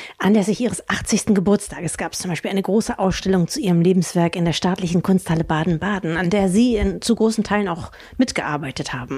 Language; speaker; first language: German; native; German